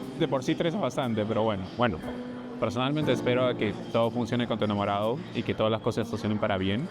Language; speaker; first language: Spanish; native; Spanish